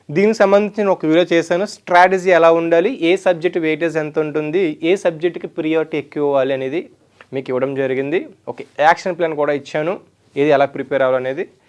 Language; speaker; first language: Telugu; native; Telugu